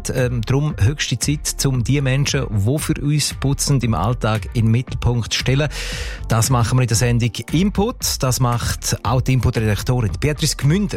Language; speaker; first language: German; native; German